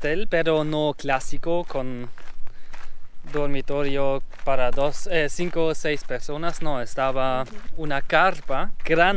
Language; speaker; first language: Spanish; non-native, learner; German